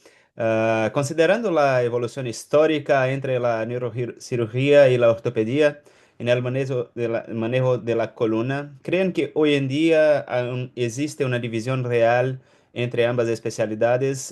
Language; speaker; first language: Spanish; non-native, learner; Portuguese